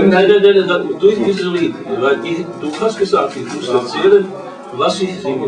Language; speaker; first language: German; non-native, learner; Croatian